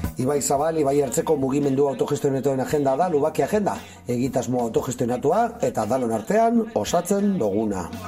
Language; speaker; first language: Basque; native; Basque